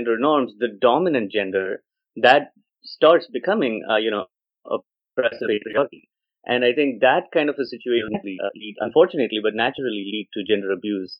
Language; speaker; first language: English; non-native, local second language; Odia